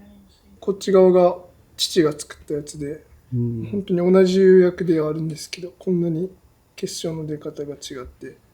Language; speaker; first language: Japanese; native; Japanese